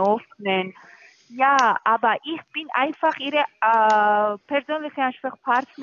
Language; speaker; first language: German; non-native, learner; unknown